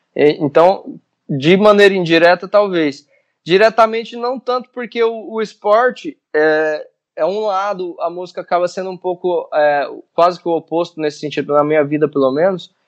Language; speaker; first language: Portuguese; native; Portuguese